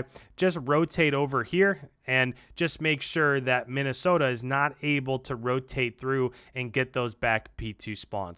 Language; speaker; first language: English; native; English